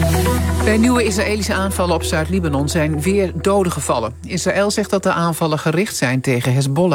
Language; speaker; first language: Dutch; native; Dutch